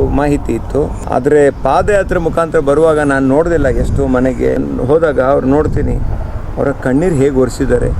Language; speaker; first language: Kannada; non-native, local second language; Urdu